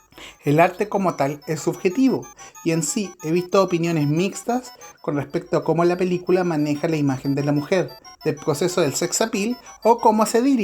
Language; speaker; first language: Spanish; native; Spanish